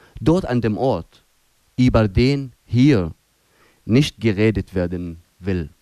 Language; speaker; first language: German; non-native, fluent; Arabic